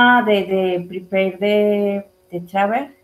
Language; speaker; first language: English; non-native, learner; Spanish